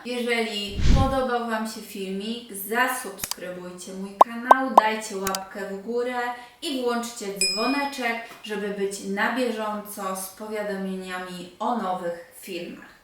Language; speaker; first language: Polish; native; Polish